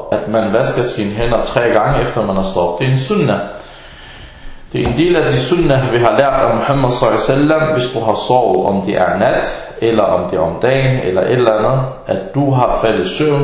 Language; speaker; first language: Danish; early bilingual, other home language; Arabic